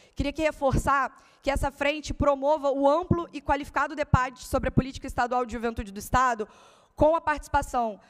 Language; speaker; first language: Portuguese; native; Portuguese